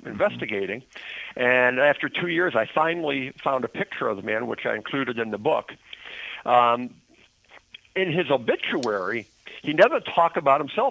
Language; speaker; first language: English; native; English